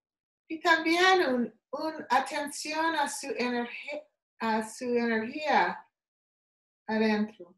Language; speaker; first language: Spanish; non-native, learner; English